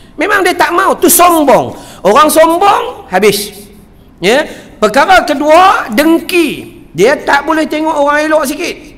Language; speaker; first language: Malay; native; Malay